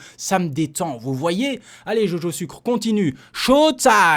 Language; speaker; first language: French; native; French